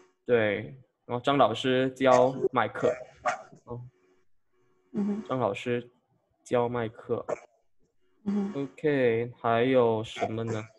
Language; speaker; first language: Chinese; non-native, fluent; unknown